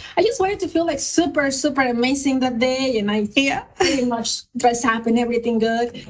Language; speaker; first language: English; non-native, fluent; Spanish